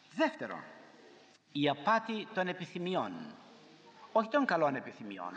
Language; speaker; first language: Greek; native; Greek